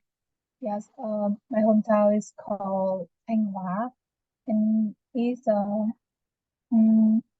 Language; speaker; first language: English; non-native, learner; Vietnamese